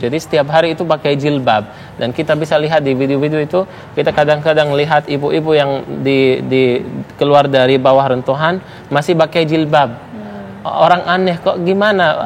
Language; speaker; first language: Indonesian; non-native, fluent; Arabic